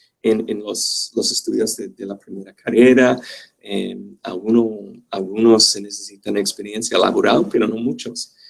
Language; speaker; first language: Spanish; non-native, fluent; English